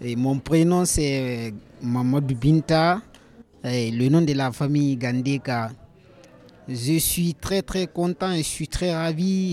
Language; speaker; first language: French; non-native, local second language; Fula